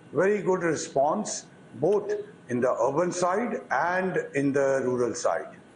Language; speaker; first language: English; non-native, local second language; Punjabi